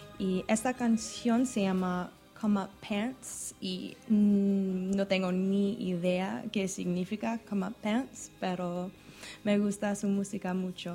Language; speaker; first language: Spanish; non-native, learner; English